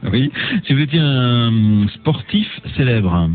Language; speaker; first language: French; native; French